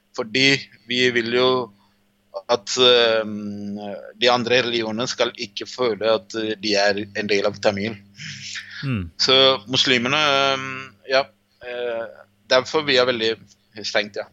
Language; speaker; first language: Norwegian; non-native, fluent; Sinhala